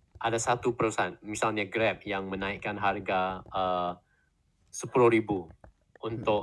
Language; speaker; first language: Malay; non-native, learner; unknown